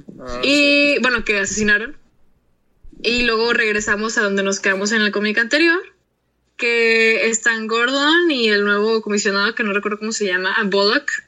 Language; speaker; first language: Spanish; native; Spanish